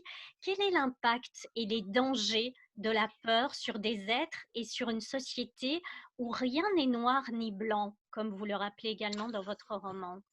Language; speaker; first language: French; native; French